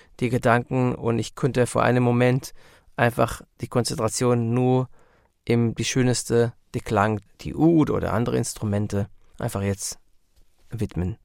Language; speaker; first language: German; non-native, learner; Hebrew